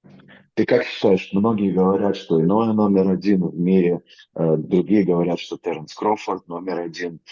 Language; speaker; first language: Russian; native; Russian